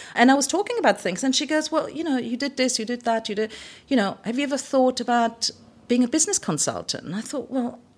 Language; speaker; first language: English; early bilingual, other home language; German